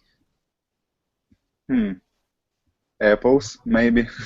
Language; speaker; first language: English; non-native, learner; Russian